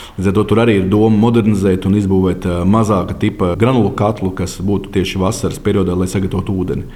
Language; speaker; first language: Latvian; native; Latvian